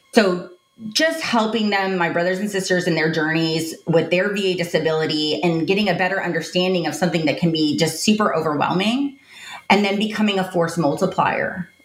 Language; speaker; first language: English; native; English